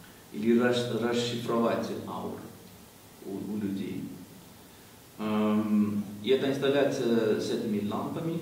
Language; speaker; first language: Russian; non-native, fluent; Swedish